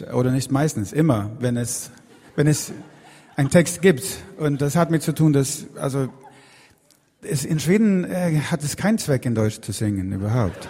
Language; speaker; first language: German; non-native, fluent; Swedish